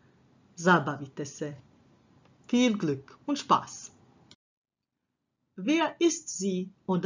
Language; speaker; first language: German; non-native, fluent; Croatian